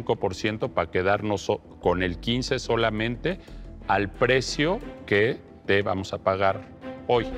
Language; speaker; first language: Spanish; native; Spanish